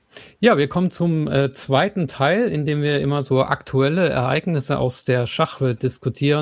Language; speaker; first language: German; native; German